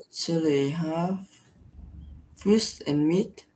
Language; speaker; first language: English; non-native, learner; Vietnamese